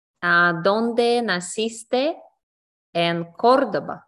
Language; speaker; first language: Spanish; non-native, learner; English